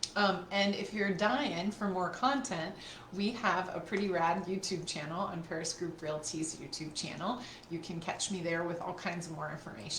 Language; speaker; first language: English; native; English